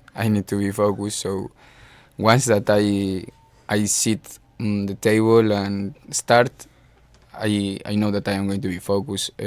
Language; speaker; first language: English; non-native, fluent; Spanish